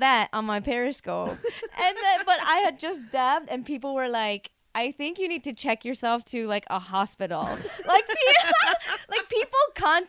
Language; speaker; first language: English; early bilingual, other home language; Korean